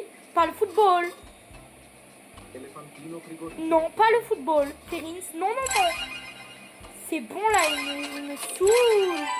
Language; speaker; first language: French; native; French